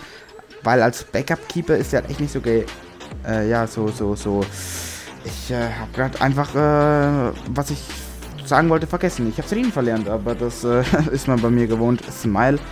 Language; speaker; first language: German; native; German